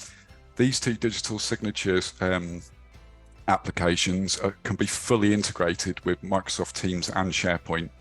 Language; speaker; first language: English; native; English